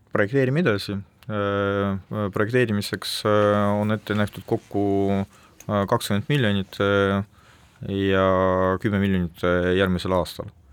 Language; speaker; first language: Estonian; non-native, local second language; Russian